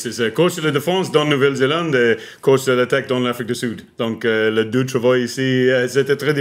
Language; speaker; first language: French; non-native, learner; English